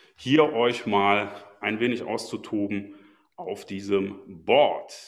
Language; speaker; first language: German; native; German